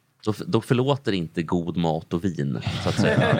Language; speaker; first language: Swedish; native; Swedish